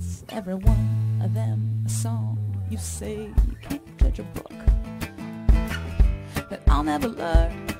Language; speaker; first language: English; native; English